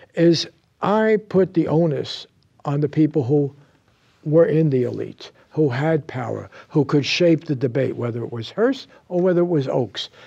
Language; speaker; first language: English; native; English